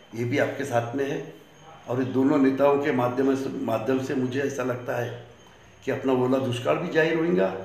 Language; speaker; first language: Hindi; non-native, local second language; Marathi